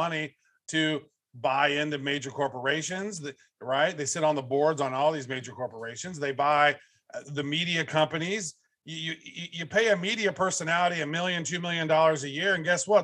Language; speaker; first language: English; native; English